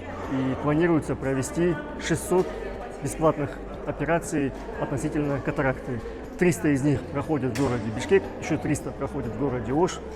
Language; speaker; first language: Russian; native; Russian